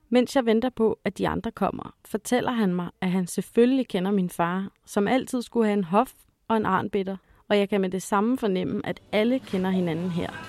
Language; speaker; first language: Danish; native; Danish